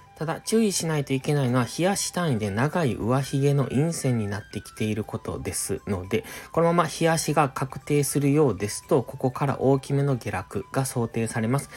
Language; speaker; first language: Japanese; native; Japanese